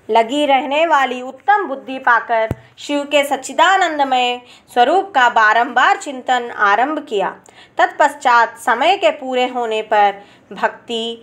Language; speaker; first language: Hindi; non-native, local second language; Telugu